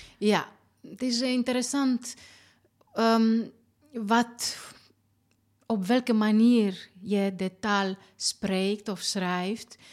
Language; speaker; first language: Dutch; non-native, fluent; Romanian